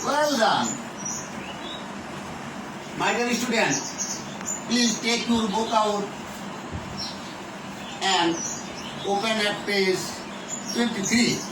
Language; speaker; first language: English; non-native, fluent; Bangla